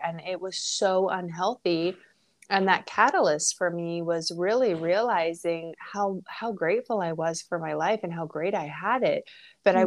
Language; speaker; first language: English; native; English